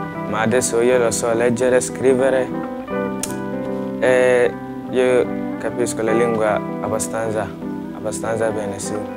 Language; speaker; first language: Italian; non-native, learner; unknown